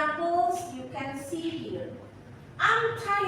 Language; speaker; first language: English; non-native, fluent; Indonesian